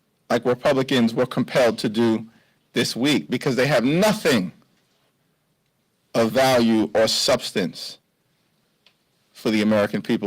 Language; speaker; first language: English; native; English